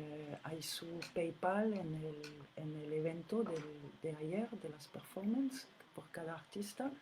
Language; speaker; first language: Spanish; non-native, fluent; French